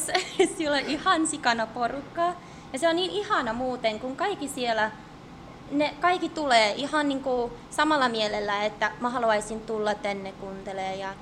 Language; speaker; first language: Finnish; early bilingual, heritage; English